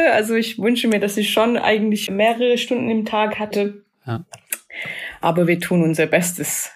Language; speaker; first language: German; non-native, fluent; English